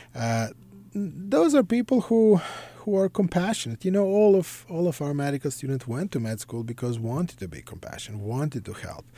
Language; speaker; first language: English; non-native, fluent; Serbian